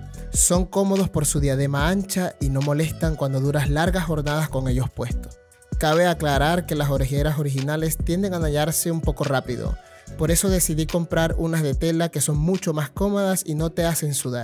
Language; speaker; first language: Spanish; native; Spanish